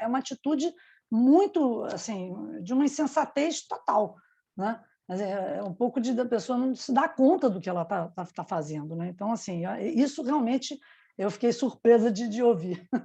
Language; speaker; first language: Portuguese; native; Portuguese